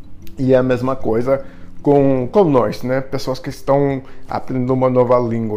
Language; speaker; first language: Portuguese; non-native, fluent; English